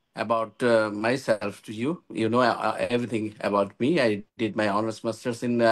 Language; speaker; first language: English; non-native, local second language; Bangla